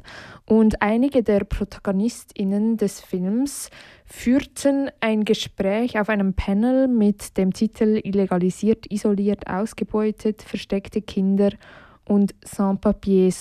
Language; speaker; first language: German; native; German